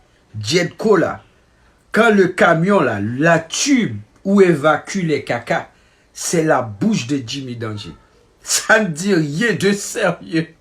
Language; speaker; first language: French; non-native, local second language; Haitian Creole